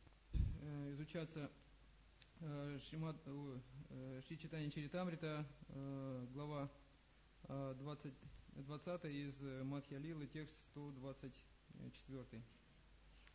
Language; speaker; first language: Russian; native; Russian